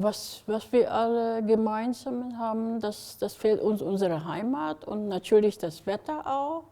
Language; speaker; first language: German; non-native, fluent; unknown